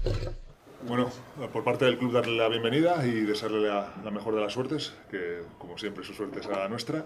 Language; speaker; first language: Spanish; native; Spanish